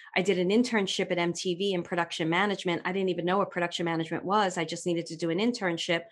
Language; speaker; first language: English; native; English